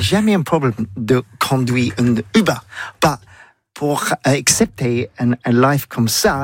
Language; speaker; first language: French; non-native, learner; English